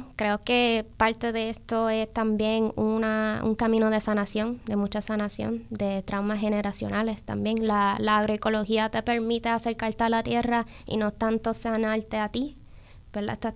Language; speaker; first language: Spanish; early bilingual, heritage; Spanish